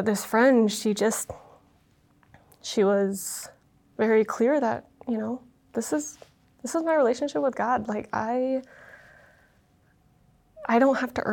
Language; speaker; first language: English; early bilingual, other home language; Vietnamese